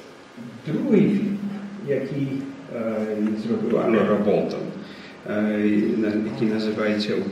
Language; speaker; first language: Ukrainian; early bilingual, heritage; Ukrainian